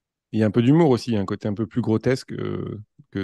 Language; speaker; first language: French; native; French